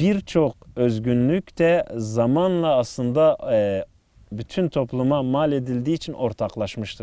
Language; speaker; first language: Turkish; native; Turkish